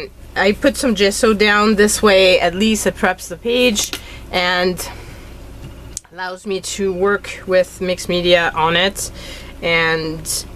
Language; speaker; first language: English; native; English